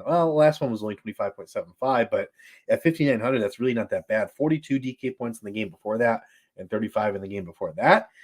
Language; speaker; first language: English; native; English